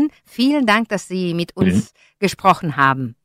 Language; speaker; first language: German; non-native, learner; Italian